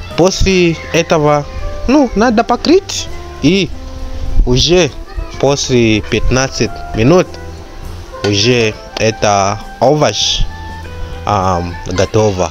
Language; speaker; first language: Russian; non-native, learner; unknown